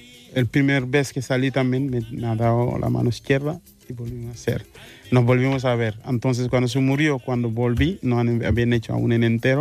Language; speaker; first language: Spanish; non-native, fluent; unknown